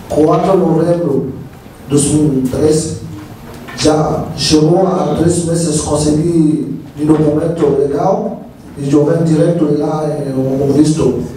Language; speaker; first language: Portuguese; non-native, learner; Haitian Creole